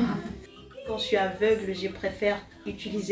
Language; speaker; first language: French; non-native, local second language; Lingala